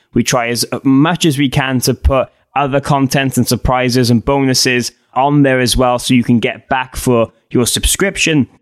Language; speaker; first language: English; native; English